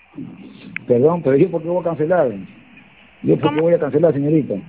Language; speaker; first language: Spanish; native; Spanish